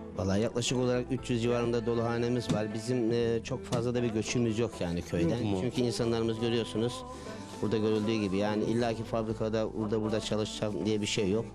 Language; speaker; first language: Turkish; native; Turkish